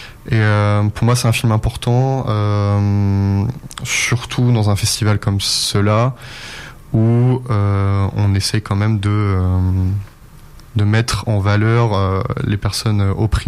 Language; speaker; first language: French; native; French